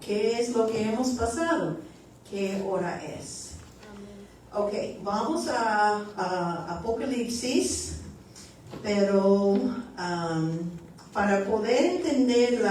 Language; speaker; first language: Spanish; early bilingual, heritage; Spanish